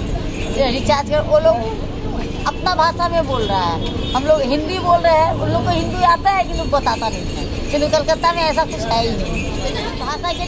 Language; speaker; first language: Hindi; non-native, local second language; Bhojpuri